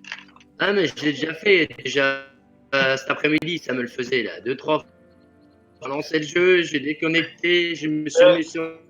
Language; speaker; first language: French; native; French